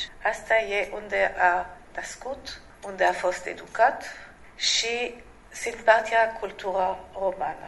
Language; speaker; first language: Romanian; non-native, learner; Hebrew